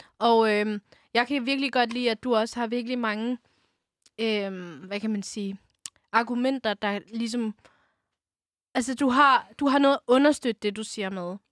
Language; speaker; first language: Danish; early bilingual, other home language; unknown